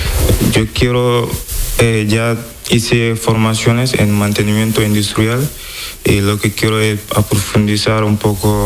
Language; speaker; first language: Spanish; non-native, learner; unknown